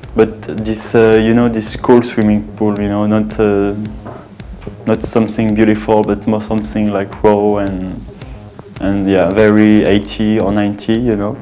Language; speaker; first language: English; non-native, fluent; French